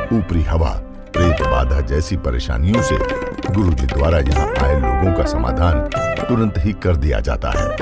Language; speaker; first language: Hindi; native; Hindi